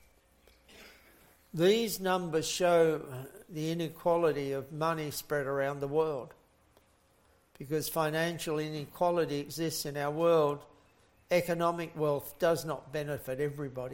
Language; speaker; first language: English; native; English